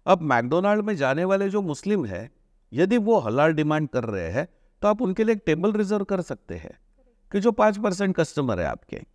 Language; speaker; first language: Hindi; non-native, local second language; Marathi